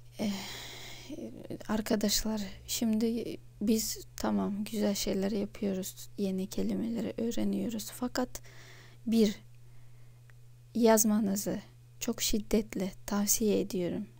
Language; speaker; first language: Turkish; non-native, fluent; Russian